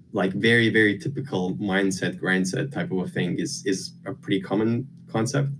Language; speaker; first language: English; non-native, fluent; Lithuanian